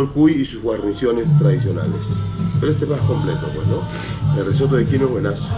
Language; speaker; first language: Spanish; native; Spanish